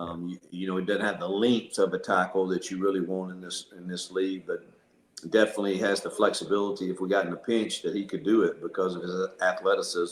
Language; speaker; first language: English; native; English